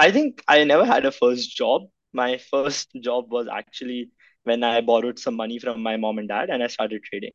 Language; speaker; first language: English; non-native, local second language; Hindi